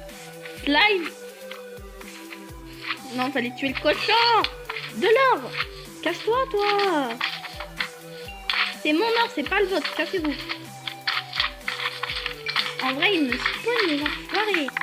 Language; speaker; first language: French; native; French